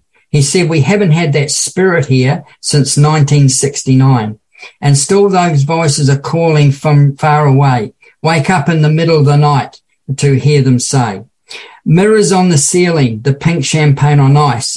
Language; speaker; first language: English; native; English